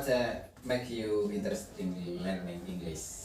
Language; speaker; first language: English; non-native, learner; Indonesian